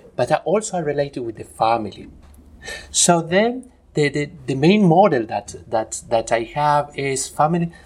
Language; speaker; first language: English; non-native, fluent; Spanish